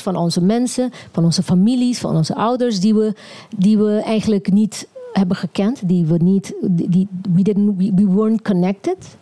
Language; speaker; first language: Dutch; non-native, local second language; Papiamento